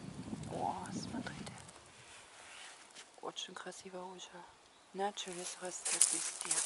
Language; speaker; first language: Russian; non-native, learner; German